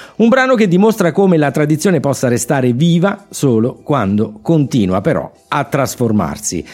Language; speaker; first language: Italian; native; Italian